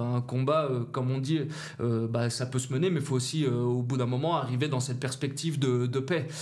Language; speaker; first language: French; native; French